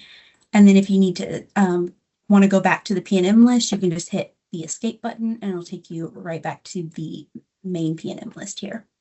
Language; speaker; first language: English; native; English